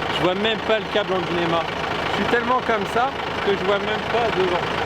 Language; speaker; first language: French; native; French